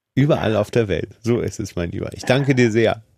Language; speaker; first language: German; native; German